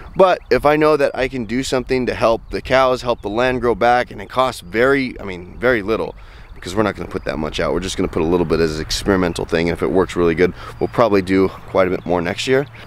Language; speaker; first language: English; native; English